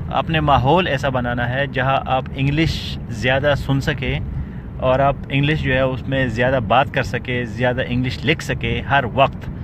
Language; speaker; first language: Urdu; non-native, local second language; Pashto